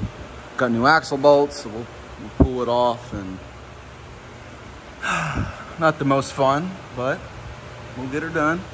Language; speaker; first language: English; native; English